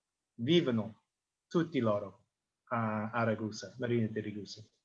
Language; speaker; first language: Italian; non-native, learner; English